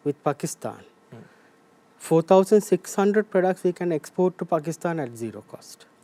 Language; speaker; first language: English; non-native, local second language; Sinhala